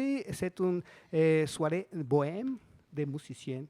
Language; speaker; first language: French; non-native, fluent; Spanish